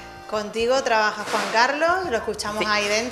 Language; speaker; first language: Spanish; native; Spanish